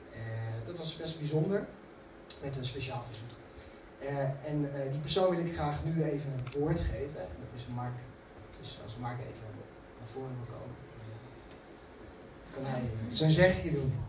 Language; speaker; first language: Dutch; native; Dutch